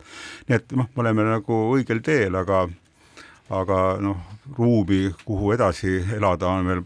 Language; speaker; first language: Estonian; native; Estonian